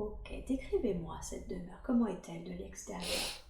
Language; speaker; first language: French; native; French